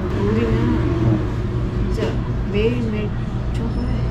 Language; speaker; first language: Korean; non-native, fluent; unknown